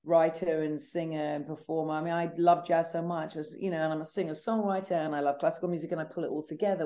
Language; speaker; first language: English; native; English